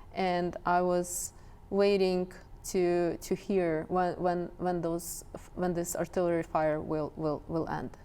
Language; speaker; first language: English; non-native, fluent; Ukrainian